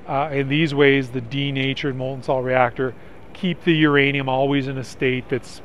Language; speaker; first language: English; native; English